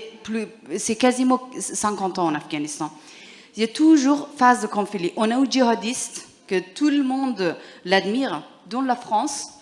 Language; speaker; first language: French; non-native, learner; Persian